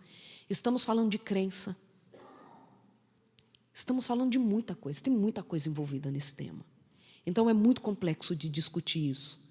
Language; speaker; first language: Portuguese; native; Portuguese